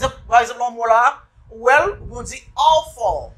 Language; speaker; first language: English; non-native, fluent; Haitian Creole